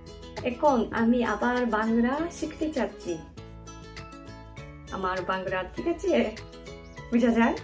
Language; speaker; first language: Bangla; non-native, learner; Japanese